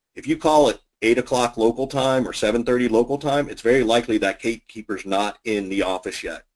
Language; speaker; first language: English; native; English